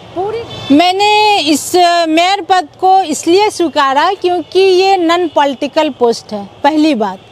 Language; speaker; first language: Hindi; native; Hindi